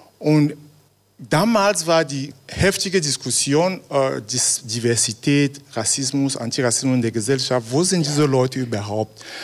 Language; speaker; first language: German; non-native, fluent; French